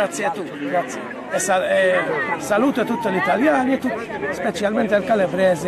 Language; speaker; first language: Italian; non-native, fluent; Maltese